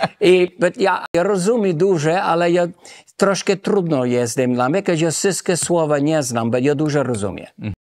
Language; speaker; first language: Polish; early bilingual, heritage; Polish